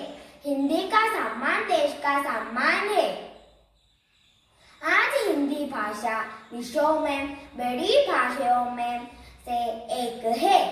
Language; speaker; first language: Hindi; non-native, local second language; Malayalam